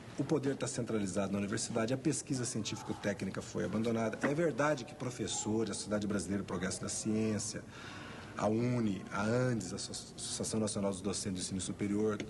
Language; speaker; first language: Portuguese; native; Portuguese